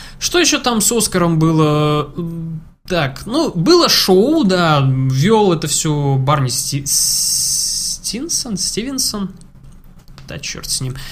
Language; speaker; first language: Russian; native; Russian